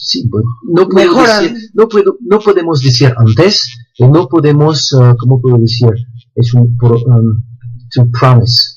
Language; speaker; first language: Spanish; non-native, fluent; French